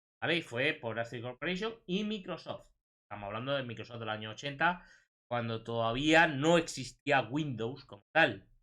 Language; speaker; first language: Spanish; native; Spanish